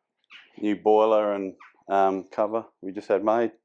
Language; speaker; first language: English; native; English